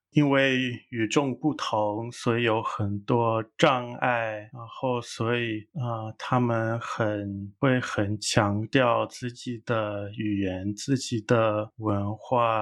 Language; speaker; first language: Chinese; non-native, fluent; English